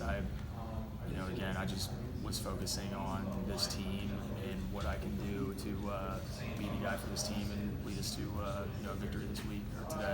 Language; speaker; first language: English; native; English